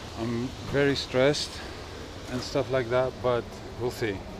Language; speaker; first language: English; non-native, fluent; Dutch